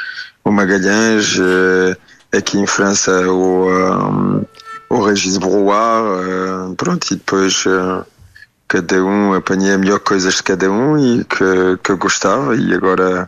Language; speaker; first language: Portuguese; early bilingual, heritage; French